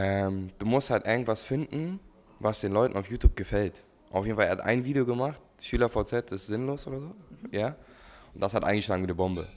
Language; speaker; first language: German; native; German